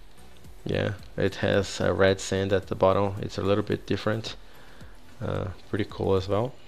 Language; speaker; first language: English; non-native, fluent; Portuguese